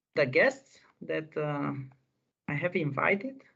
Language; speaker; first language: English; non-native, fluent; Romanian